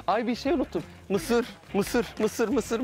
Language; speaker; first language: Turkish; non-native, fluent; Arabic